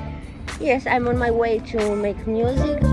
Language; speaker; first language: English; non-native, fluent; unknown